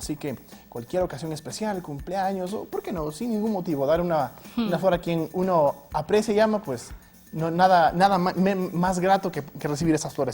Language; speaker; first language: Spanish; native; Spanish